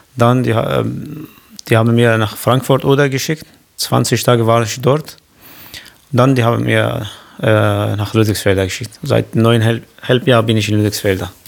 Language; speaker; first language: German; non-native, learner; Kurdish